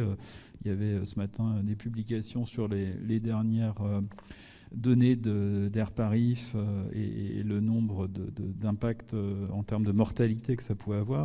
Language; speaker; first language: French; native; French